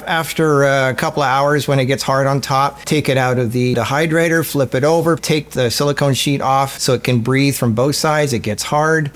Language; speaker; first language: English; native; English